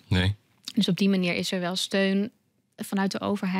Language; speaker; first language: Dutch; native; Dutch